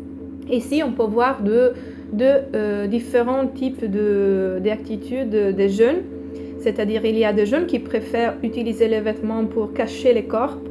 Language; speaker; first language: French; non-native, fluent; Italian